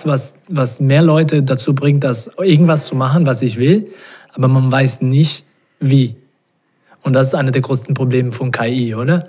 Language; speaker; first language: German; non-native, fluent; Portuguese